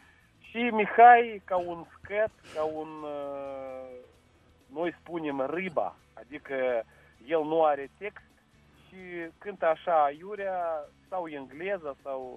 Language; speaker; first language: Romanian; non-native, local second language; Russian